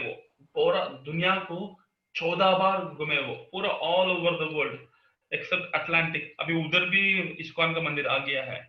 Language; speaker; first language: Hindi; non-native, local second language; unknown